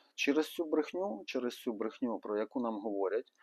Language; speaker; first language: Ukrainian; non-native, local second language; Russian